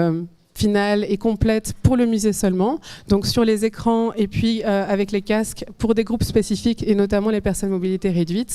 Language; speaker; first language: French; native; French